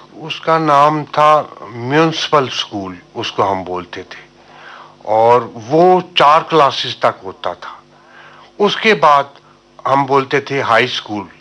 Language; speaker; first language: Urdu; non-native, local second language; Punjabi